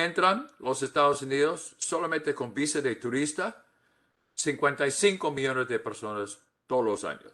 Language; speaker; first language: Spanish; non-native, fluent; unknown